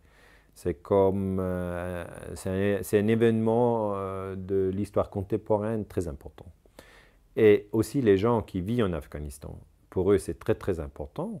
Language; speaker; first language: French; non-native, local second language; German